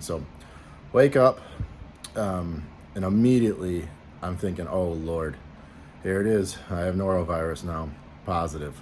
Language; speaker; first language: English; native; English